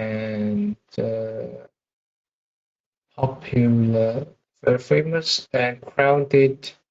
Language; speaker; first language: English; non-native, fluent; Chinese